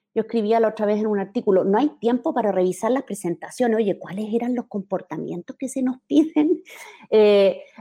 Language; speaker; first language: Spanish; native; Spanish